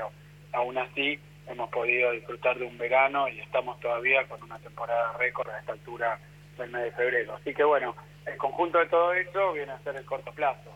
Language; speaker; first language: Spanish; native; Spanish